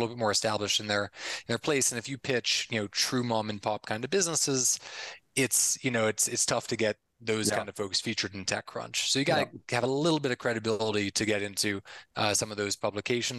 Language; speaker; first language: English; native; English